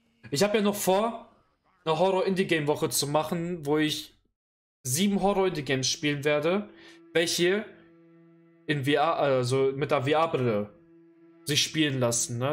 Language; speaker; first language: German; native; German